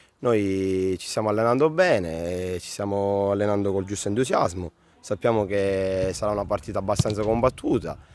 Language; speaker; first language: Italian; native; Italian